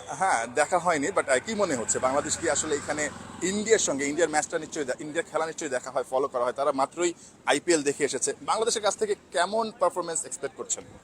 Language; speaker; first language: Bangla; native; Bangla